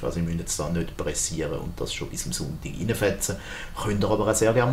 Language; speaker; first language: German; native; German